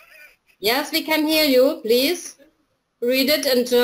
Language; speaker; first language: English; non-native, fluent; German